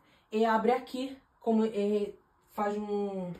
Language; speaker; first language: Portuguese; non-native, fluent; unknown